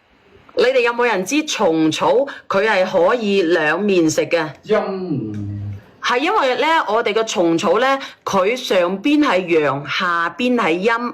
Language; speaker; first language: Cantonese; native; Cantonese